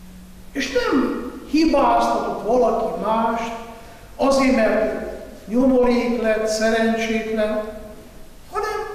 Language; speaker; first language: Hungarian; non-native, fluent; Italian